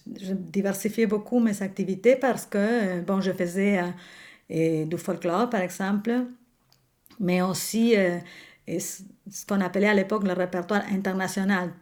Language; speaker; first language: French; non-native, fluent; Spanish